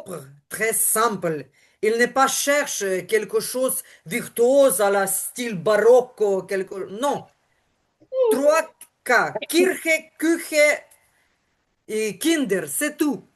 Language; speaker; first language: French; non-native, learner; Ukrainian